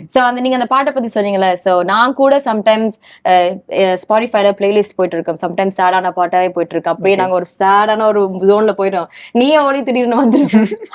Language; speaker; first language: Tamil; early bilingual, heritage; Tamil